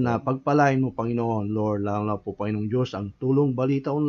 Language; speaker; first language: Filipino; native; Filipino